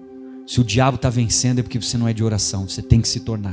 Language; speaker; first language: Portuguese; native; Portuguese